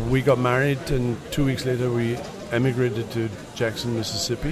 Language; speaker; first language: English; native; English